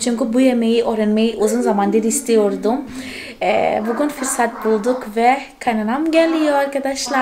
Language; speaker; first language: Turkish; non-native, fluent; Portuguese